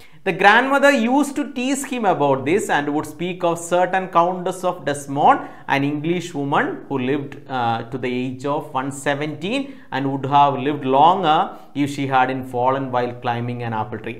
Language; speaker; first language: English; non-native, local second language; Malayalam